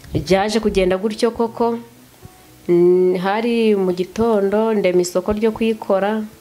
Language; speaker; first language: Kinyarwanda; native; Kinyarwanda